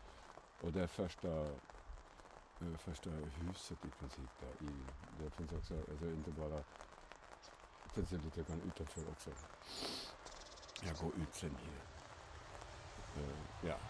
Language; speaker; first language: Swedish; non-native, fluent; German